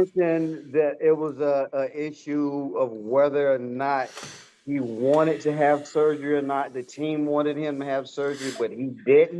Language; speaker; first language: English; native; English